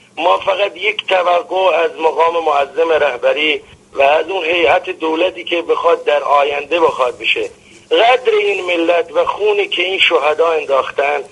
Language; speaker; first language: Persian; non-native, local second language; Arabic